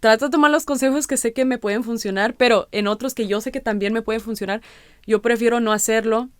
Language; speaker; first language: Spanish; early bilingual, heritage; Spanish